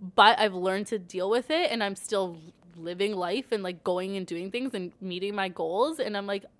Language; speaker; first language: English; native; English